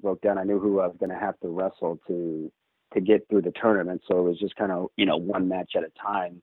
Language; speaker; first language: English; native; English